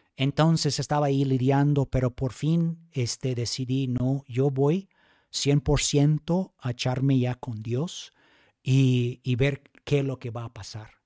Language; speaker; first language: Spanish; non-native, fluent; English